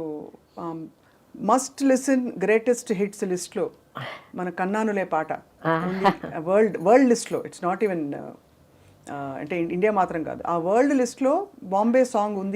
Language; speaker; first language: Telugu; native; Telugu